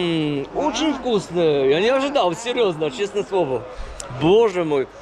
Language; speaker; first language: Russian; non-native, learner; Polish